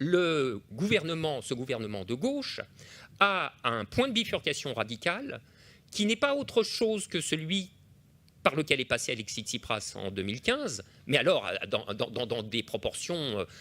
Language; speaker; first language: French; native; French